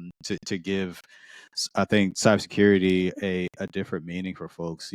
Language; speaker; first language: English; native; English